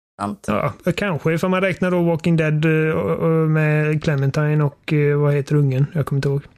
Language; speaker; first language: Swedish; native; Swedish